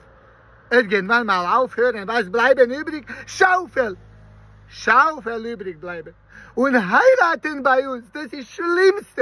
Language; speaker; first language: German; non-native, learner; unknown